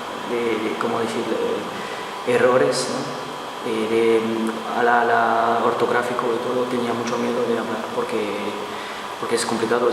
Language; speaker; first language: Spanish; non-native, learner; Portuguese